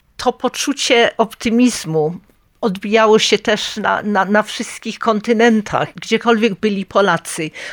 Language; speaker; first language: Polish; early bilingual, heritage; Polish